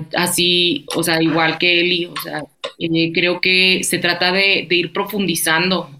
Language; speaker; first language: Spanish; native; Spanish